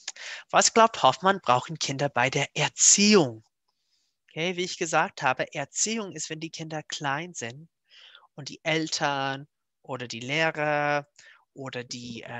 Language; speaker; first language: German; non-native, fluent; English